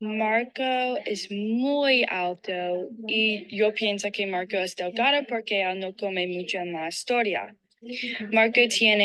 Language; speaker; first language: Spanish; non-native, learner; English